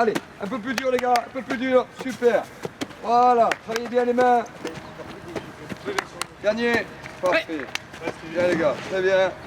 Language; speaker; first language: French; native; French